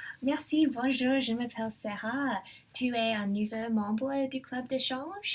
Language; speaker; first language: French; non-native, learner; English